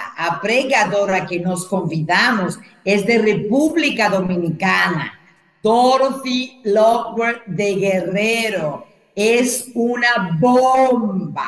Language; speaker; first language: Portuguese; non-native, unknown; Spanish